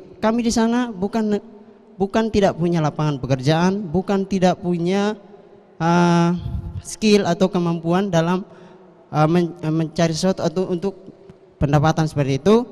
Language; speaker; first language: Indonesian; non-native, local second language; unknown